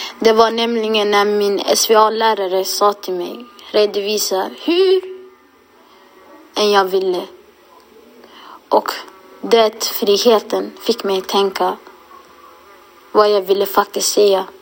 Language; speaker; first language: Swedish; non-native, local second language; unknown